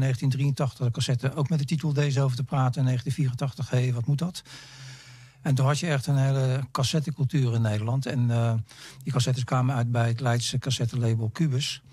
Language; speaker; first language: Dutch; native; Dutch